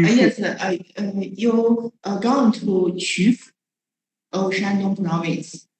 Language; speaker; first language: English; non-native, learner; Chinese